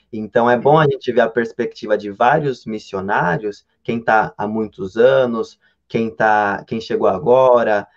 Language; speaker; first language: Portuguese; native; Portuguese